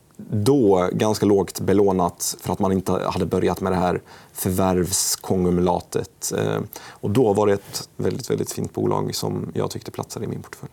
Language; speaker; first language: Swedish; non-native, fluent; Arabic